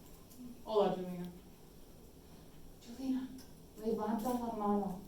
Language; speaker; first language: Spanish; non-native, fluent; English